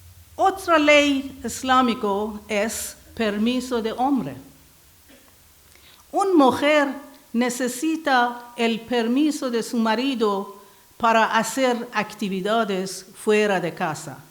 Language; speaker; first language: Spanish; non-native, learner; Persian